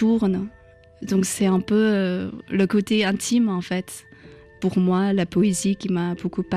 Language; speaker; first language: French; non-native, fluent; Chinese